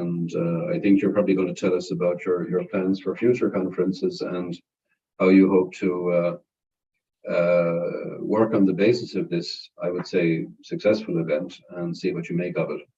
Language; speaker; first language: English; non-native, fluent; Irish